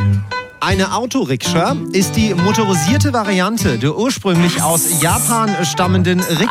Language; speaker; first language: German; native; German